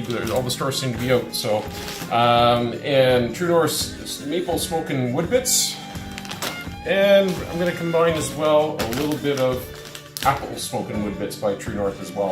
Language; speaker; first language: English; native; English